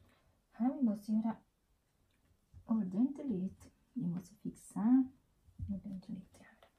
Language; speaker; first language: Swedish; non-native, learner; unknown